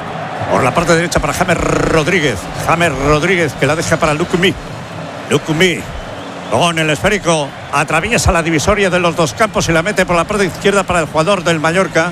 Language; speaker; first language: Spanish; native; Spanish